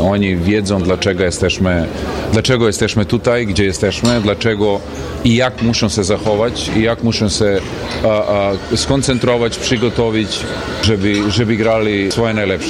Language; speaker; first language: Polish; non-native, fluent; Serbian